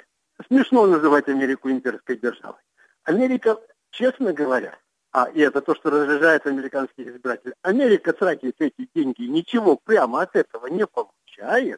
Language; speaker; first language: Russian; native; Russian